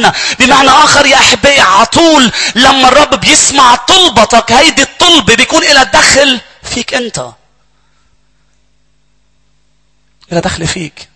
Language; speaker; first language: Arabic; native; Arabic